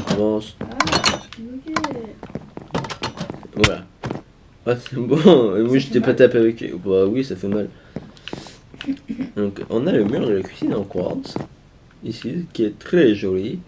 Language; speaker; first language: French; native; French